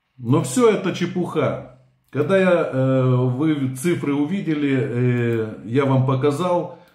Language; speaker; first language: Russian; native; Russian